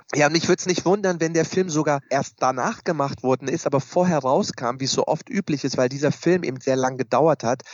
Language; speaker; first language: German; early bilingual, other home language; Turkish